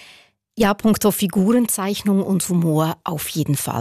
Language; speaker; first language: German; native; German